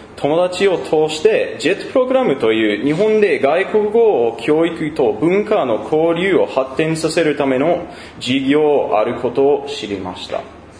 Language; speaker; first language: Japanese; non-native, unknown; English